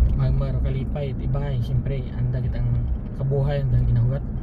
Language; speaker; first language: Filipino; non-native, local second language; Aklanon